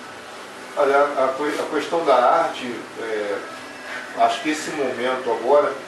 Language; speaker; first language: Portuguese; native; Portuguese